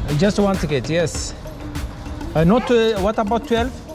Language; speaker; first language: English; non-native, learner; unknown